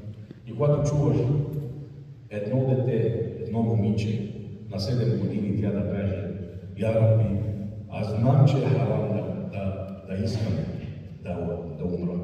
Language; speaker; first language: Bulgarian; non-native, fluent; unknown